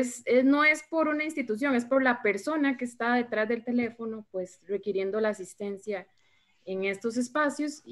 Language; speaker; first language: Spanish; native; Spanish